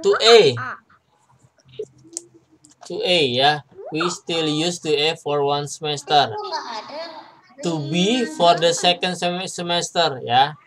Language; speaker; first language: English; non-native, learner; Indonesian